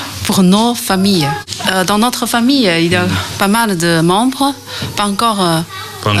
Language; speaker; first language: French; non-native, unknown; Chinese